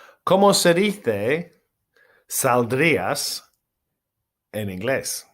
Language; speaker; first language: Spanish; non-native, fluent; English